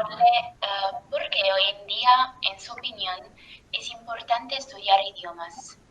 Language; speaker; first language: Spanish; non-native, learner; Italian